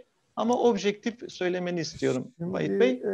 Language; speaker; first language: Turkish; native; Turkish